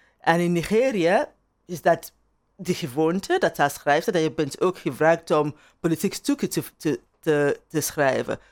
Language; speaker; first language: Dutch; non-native, fluent; Igbo